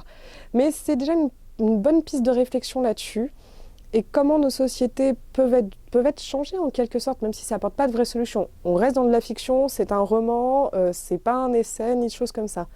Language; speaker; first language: French; native; French